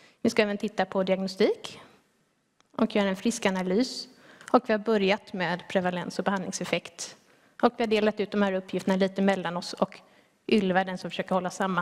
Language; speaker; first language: Swedish; native; Swedish